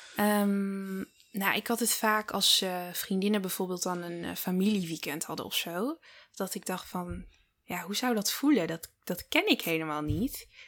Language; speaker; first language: Dutch; early bilingual, other home language; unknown